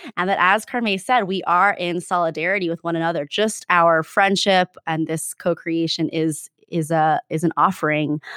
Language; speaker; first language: English; native; English